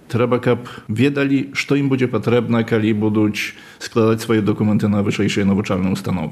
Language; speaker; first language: Polish; non-native, local second language; Belarusian